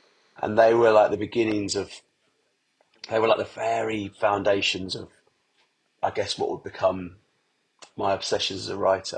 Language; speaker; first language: English; native; English